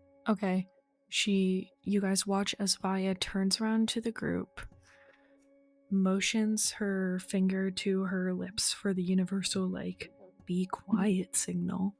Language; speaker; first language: English; native; English